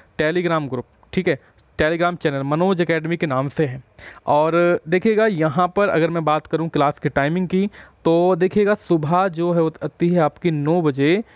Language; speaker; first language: Hindi; native; Hindi